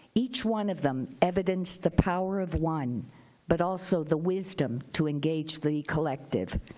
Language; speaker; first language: English; native; English